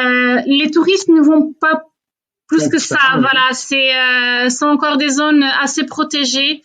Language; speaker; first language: French; non-native, fluent; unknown